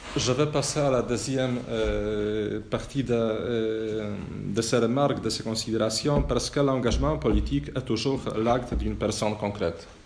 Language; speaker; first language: French; non-native, fluent; Polish